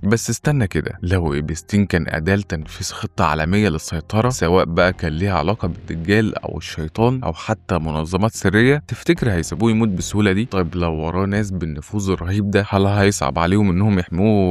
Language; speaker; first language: Arabic; native; Arabic